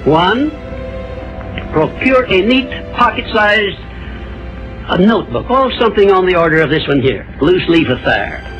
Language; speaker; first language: English; native; English